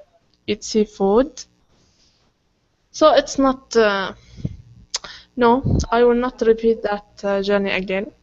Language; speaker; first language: English; non-native, learner; Arabic